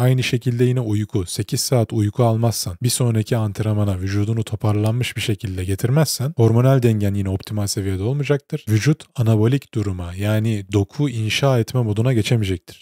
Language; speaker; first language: Turkish; native; Turkish